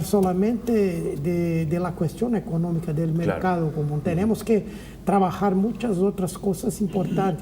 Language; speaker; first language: Spanish; non-native, fluent; Portuguese